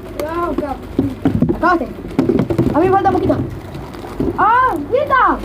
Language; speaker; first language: Spanish; native; Spanish